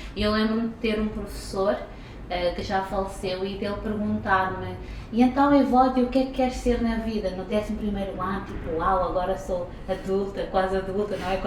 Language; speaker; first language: Portuguese; non-native, local second language; Kabuverdianu